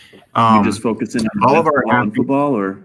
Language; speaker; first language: English; native; English